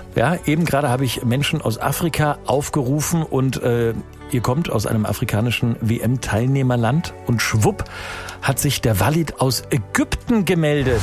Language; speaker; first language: German; native; German